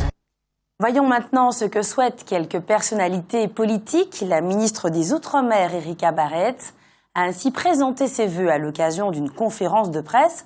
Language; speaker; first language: French; native; French